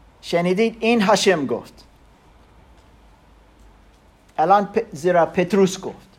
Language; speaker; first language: Persian; non-native, learner; German